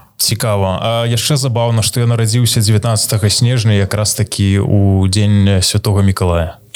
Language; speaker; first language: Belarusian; non-native, local second language; Russian